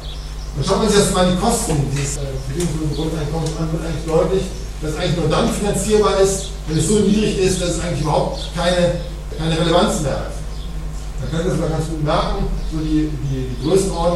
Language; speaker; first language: German; native; German